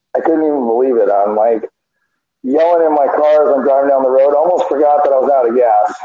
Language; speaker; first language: English; native; English